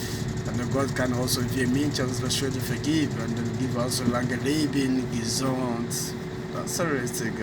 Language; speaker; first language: German; non-native, learner; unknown